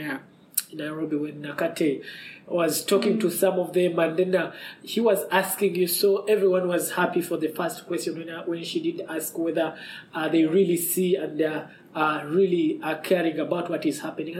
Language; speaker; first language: English; non-native, local second language; Ganda